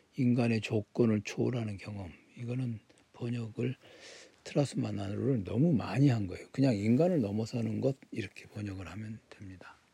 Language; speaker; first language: Korean; native; Korean